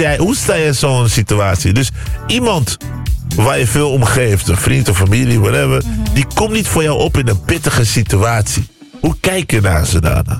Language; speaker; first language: Dutch; native; Dutch